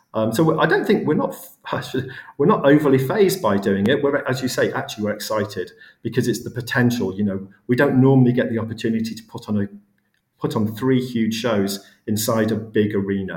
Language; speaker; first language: English; native; English